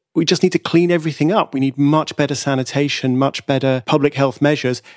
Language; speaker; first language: English; native; English